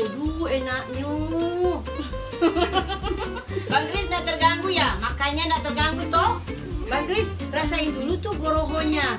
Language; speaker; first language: Indonesian; native; Indonesian